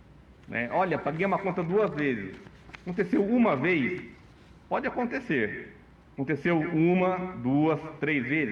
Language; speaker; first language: Portuguese; native; Portuguese